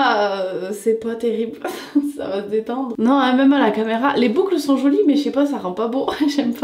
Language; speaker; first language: French; native; French